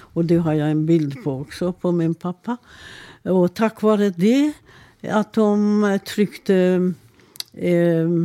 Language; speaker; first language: Swedish; non-native, fluent; Hungarian